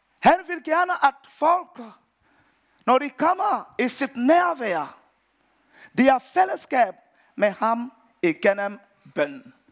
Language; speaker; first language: Danish; non-native, fluent; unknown